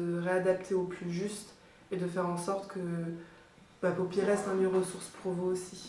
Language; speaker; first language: French; native; French